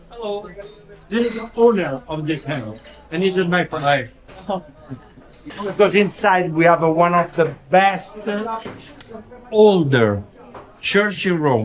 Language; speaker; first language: English; non-native, learner; Italian